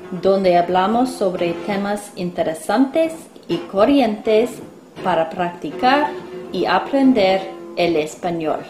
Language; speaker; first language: Spanish; non-native, learner; English